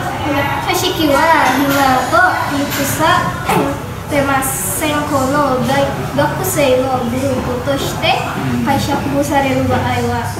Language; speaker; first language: Japanese; non-native, learner; Indonesian